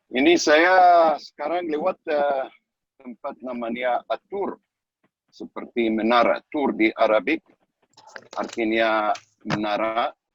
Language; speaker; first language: Indonesian; non-native, learner; Hebrew